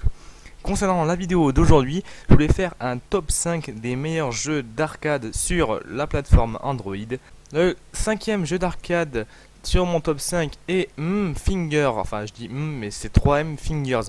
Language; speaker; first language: French; native; French